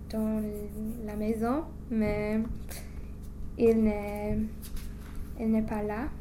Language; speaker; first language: French; non-native, learner; English